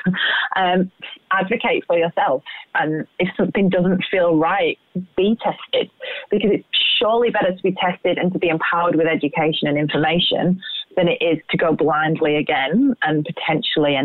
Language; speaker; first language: English; native; English